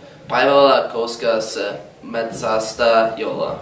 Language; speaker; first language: Finnish; non-native, learner; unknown